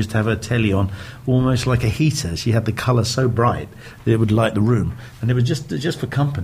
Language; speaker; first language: English; native; English